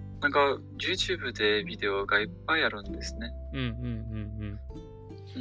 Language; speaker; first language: Japanese; non-native, learner; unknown